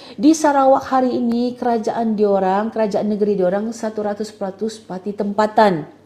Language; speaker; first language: Malay; native; Malay